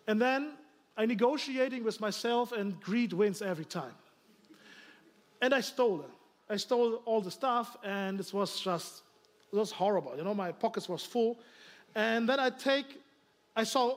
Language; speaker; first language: English; non-native, learner; German